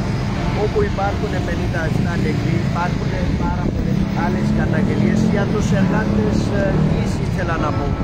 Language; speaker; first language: Greek; non-native, learner; Urdu